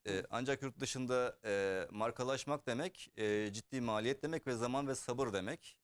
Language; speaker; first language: Turkish; early bilingual, heritage; Turkish